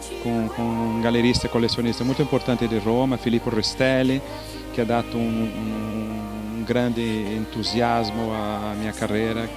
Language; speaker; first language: Italian; non-native, fluent; Portuguese